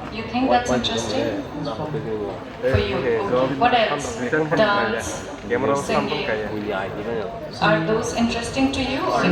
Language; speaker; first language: English; non-native, local second language; Kok Borok